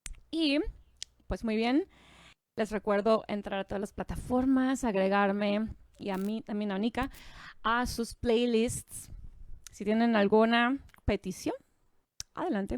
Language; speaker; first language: Spanish; native; Spanish